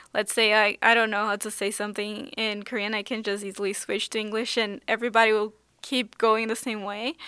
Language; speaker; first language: English; non-native, fluent; Portuguese